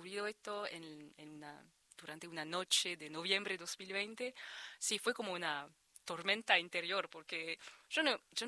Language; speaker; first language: Spanish; non-native, fluent; French